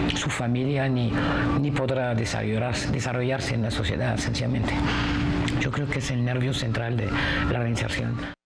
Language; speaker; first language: Spanish; non-native, fluent; French